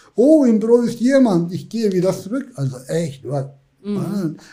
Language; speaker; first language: German; non-native, fluent; Turkish